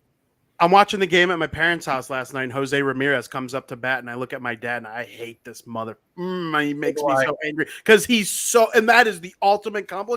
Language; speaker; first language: English; native; English